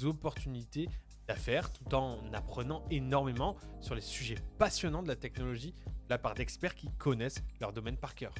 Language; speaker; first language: French; native; French